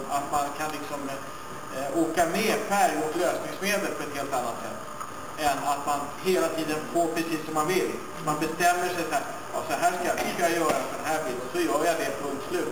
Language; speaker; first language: Swedish; native; Swedish